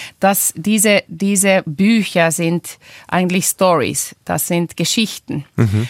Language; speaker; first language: German; non-native, fluent; Finnish